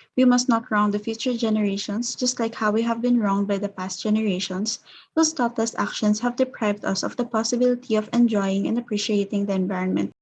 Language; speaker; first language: English; non-native, local second language; Filipino